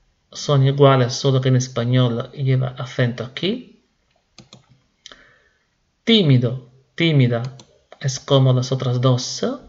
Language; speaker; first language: Spanish; non-native, fluent; Italian